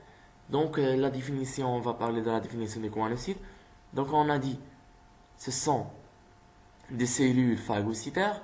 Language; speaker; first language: French; non-native, local second language; Arabic